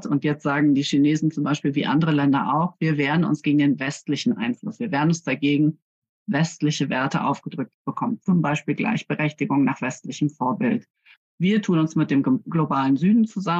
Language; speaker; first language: German; native; German